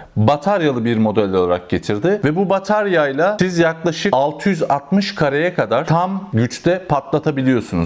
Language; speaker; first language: Turkish; native; Turkish